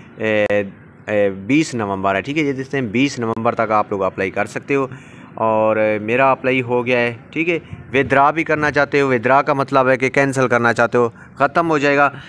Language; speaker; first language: Urdu; native; Urdu